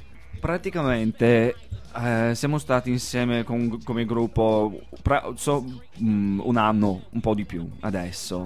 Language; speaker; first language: Italian; non-native, fluent; English